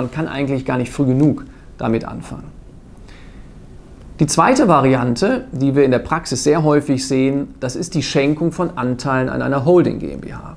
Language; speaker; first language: German; native; German